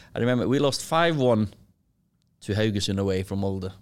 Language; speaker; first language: English; non-native, fluent; Norwegian